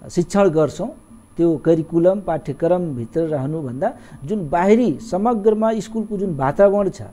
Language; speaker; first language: Nepali; non-native, local second language; Awadhi